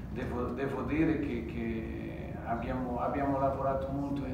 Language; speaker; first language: Italian; non-native, fluent; Portuguese